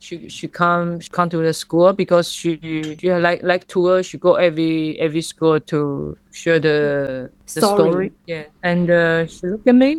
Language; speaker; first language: English; non-native, learner; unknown